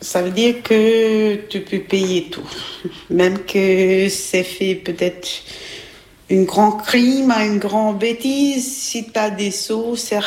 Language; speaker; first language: French; non-native, learner; Albanian